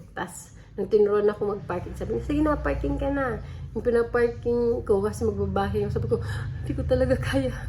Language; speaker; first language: Filipino; non-native, local second language; Waray